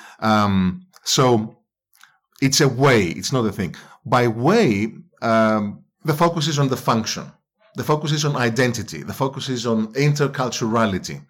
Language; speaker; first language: English; non-native, fluent; Greek